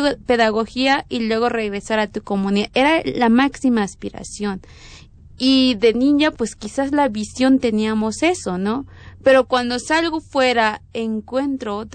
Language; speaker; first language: Spanish; native; Spanish